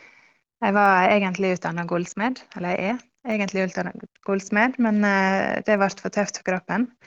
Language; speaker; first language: Norwegian; early bilingual, heritage; Norwegian